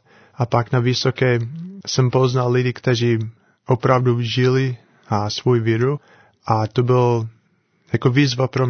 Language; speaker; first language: Czech; non-native, learner; English